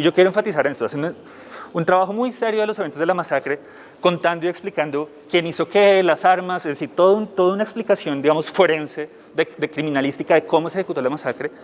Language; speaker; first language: Spanish; native; Spanish